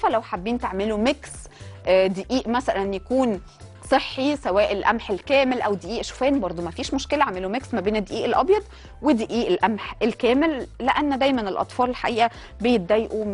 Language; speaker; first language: Arabic; native; Arabic